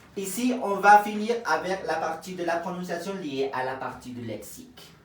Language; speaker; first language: French; non-native, fluent; Spanish